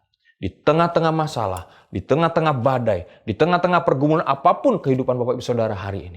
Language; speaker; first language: Indonesian; native; Indonesian